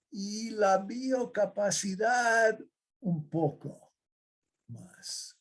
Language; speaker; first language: Spanish; non-native, fluent; English